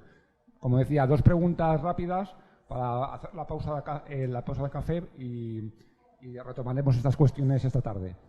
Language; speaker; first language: Spanish; native; Spanish